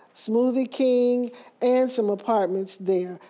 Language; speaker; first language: English; native; English